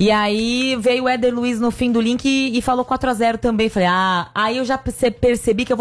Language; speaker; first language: Portuguese; native; Portuguese